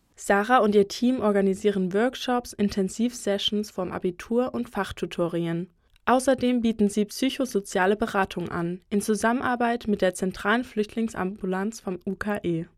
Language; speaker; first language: German; native; German